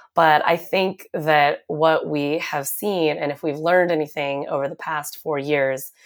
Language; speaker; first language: English; native; English